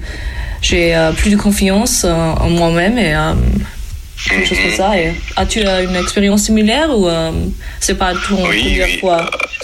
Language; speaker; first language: French; non-native, learner; German